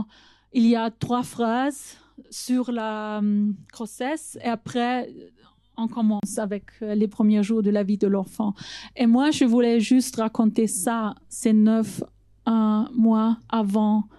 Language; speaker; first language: French; non-native, fluent; German